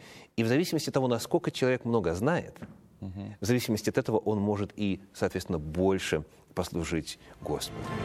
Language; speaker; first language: Russian; native; Russian